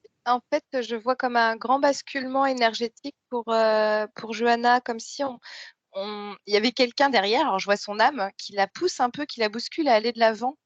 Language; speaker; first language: French; native; French